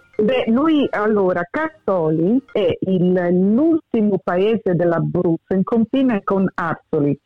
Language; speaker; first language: Italian; early bilingual, heritage; English